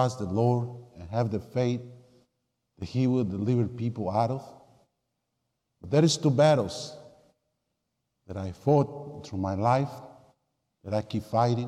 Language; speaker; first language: English; non-native, fluent; Spanish